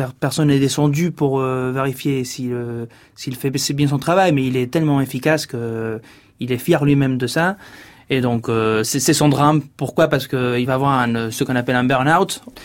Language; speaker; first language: French; non-native, fluent; Spanish